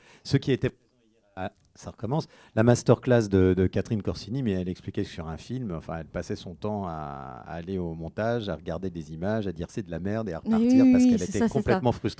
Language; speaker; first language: French; native; French